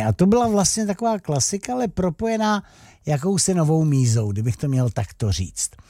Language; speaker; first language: Czech; native; Czech